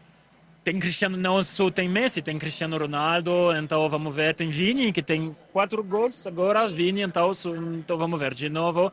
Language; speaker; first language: Portuguese; non-native, fluent; French